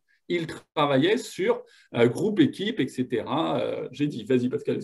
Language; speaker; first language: French; native; French